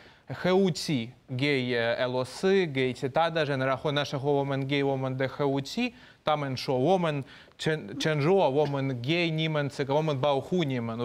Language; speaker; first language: Chinese; non-native, fluent; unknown